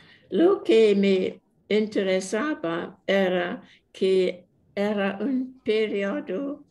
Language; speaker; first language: Spanish; non-native, fluent; English